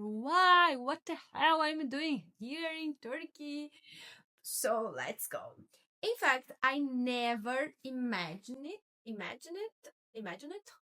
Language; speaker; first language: English; non-native, learner; Portuguese